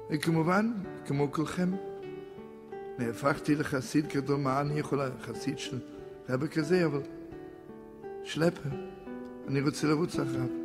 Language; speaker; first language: Hebrew; non-native, fluent; Yiddish